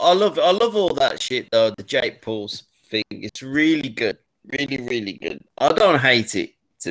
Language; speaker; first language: English; native; English